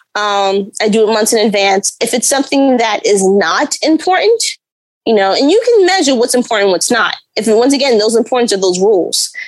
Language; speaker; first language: English; native; English